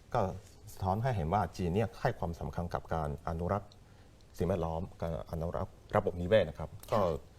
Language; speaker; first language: Thai; non-native, fluent; Chinese